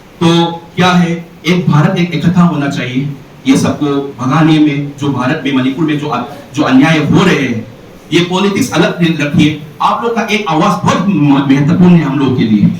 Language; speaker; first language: Hindi; non-native, local second language; Manipuri